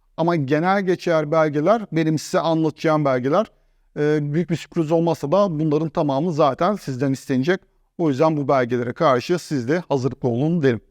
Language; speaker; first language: Turkish; native; Turkish